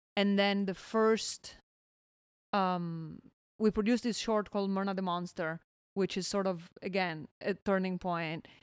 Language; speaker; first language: English; non-native, fluent; Italian